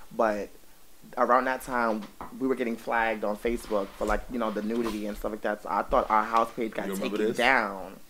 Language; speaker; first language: English; native; English